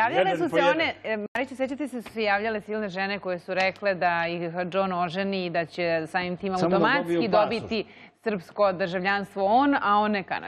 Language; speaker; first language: Serbian; native; Serbian